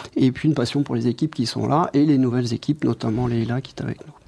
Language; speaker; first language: French; native; French